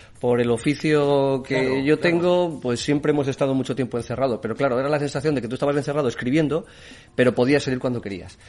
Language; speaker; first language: Spanish; native; Spanish